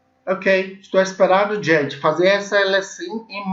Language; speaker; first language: Portuguese; non-native, learner; English